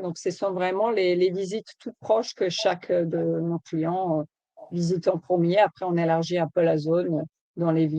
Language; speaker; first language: French; native; French